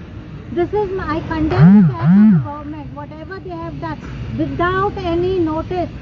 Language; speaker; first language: English; non-native, local second language; Hindi